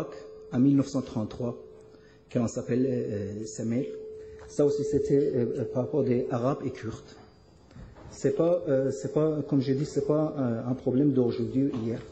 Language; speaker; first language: French; non-native, learner; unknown